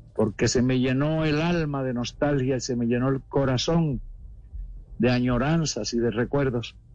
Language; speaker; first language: Spanish; native; Spanish